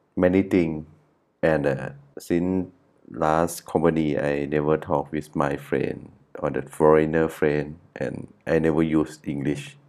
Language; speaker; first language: English; non-native, learner; Thai